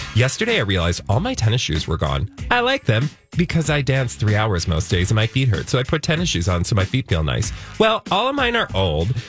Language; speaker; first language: English; native; English